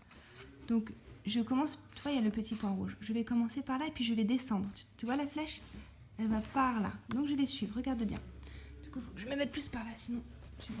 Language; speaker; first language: French; native; French